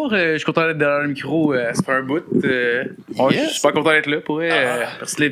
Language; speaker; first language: French; native; French